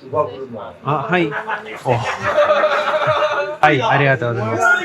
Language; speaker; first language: Japanese; non-native, fluent; Korean